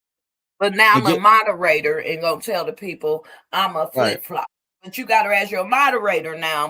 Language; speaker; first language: English; native; English